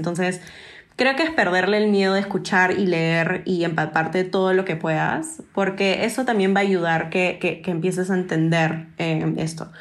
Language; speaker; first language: Spanish; non-native, fluent; English